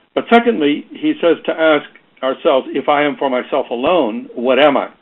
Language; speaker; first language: English; native; English